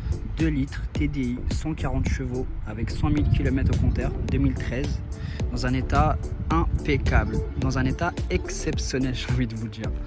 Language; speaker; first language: French; native; French